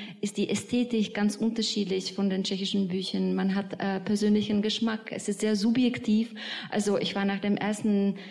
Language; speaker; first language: German; non-native, fluent; Czech